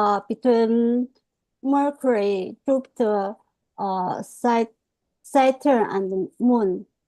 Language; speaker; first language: English; non-native, fluent; Chinese